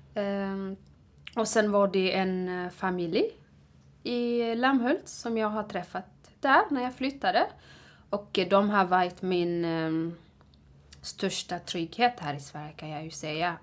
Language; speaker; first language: Swedish; non-native, fluent; Tigrinya